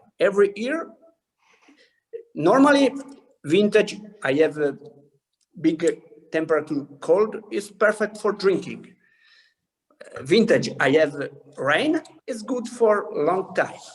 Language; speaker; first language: English; non-native, learner; Italian